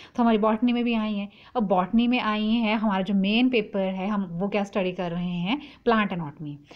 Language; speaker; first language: Hindi; native; Hindi